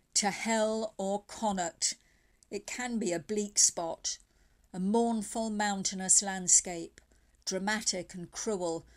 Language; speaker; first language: English; native; English